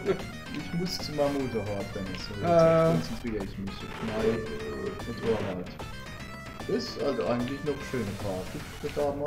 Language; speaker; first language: German; native; German